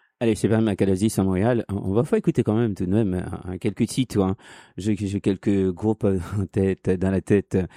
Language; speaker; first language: French; non-native, local second language; Haitian Creole